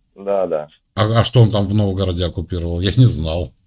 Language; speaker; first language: Russian; native; Russian